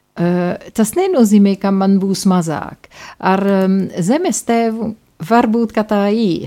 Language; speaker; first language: Latvian; non-native, fluent; Polish